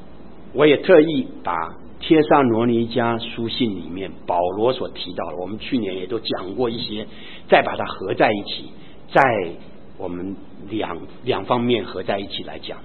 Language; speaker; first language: Chinese; native; Chinese